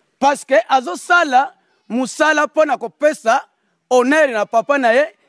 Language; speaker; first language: Lingala; non-native, local second language; Kongo